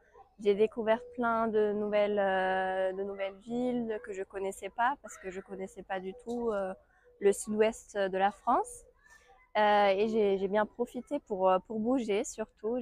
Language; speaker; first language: French; non-native, fluent; German